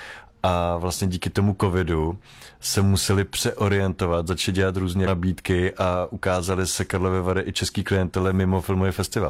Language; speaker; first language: Czech; native; Czech